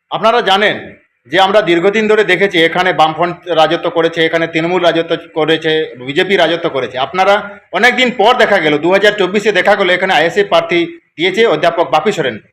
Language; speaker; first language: Bangla; native; Bangla